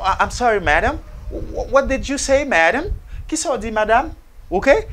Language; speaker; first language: English; non-native, fluent; Haitian Creole